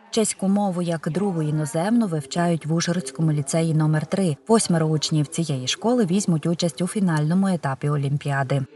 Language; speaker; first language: Ukrainian; native; Ukrainian